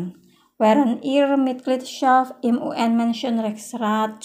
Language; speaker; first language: German; non-native, fluent; Indonesian